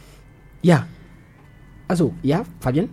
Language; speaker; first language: German; non-native, fluent; French